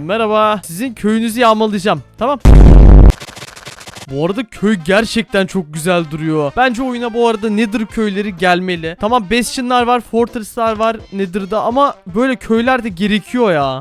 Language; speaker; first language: Turkish; native; Turkish